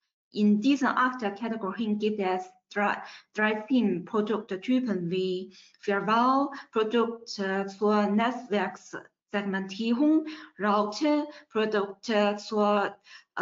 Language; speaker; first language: German; non-native, fluent; Chinese